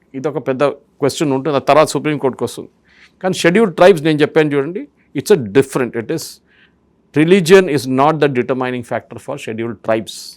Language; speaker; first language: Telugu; non-native, fluent; Malayalam